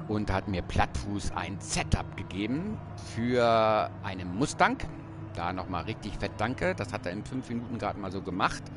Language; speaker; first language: German; native; German